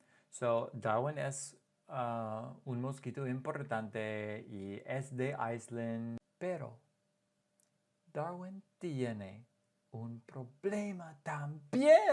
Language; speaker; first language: Spanish; non-native, fluent; English